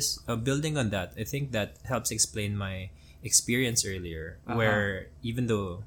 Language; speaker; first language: English; non-native, local second language; Filipino